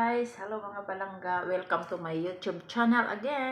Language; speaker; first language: English; non-native, learner; Cebuano